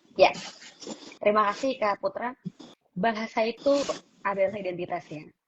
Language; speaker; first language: Indonesian; native; Indonesian